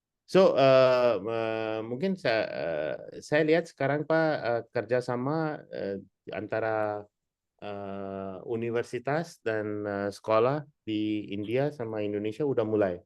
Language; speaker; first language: Indonesian; non-native, fluent; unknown